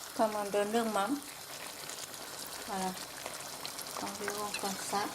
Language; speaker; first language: French; non-native, learner; Vietnamese